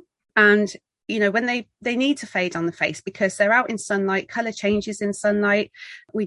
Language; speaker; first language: English; native; English